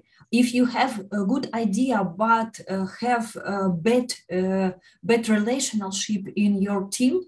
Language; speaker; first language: English; non-native, learner; Ukrainian